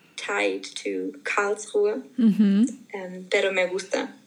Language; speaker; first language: Spanish; non-native, fluent; German